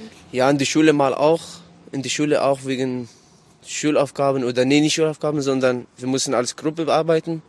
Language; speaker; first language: German; non-native, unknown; Arabic